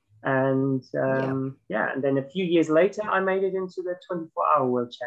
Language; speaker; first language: English; non-native, fluent; German